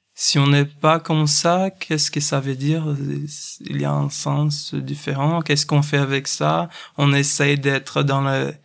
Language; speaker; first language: French; non-native, fluent; Portuguese